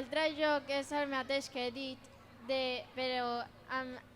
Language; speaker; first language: Catalan; non-native, local second language; Spanish